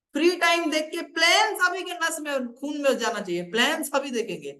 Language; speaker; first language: Hindi; non-native, local second language; Bangla